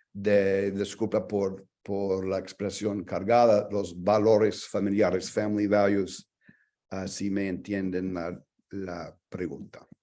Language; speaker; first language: Spanish; non-native, fluent; English